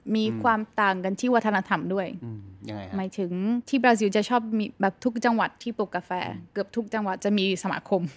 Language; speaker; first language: Thai; non-native, fluent; Portuguese